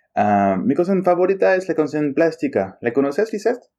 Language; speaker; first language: Spanish; non-native, fluent; French